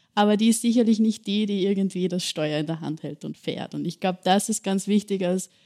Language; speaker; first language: German; native; German